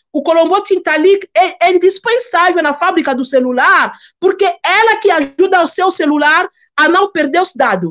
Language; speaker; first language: Portuguese; non-native, fluent; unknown